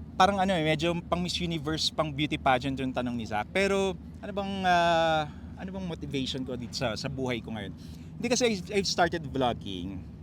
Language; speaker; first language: Filipino; native; Filipino